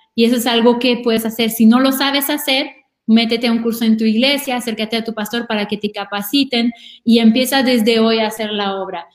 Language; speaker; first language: Spanish; non-native, fluent; French